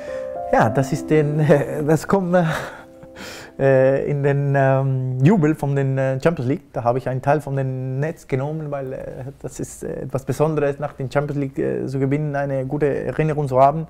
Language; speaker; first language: German; non-native, fluent; Spanish